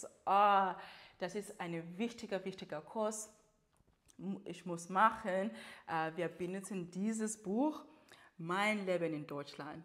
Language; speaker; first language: German; non-native, learner; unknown